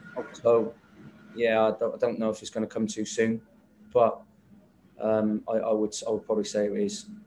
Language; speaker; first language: English; native; English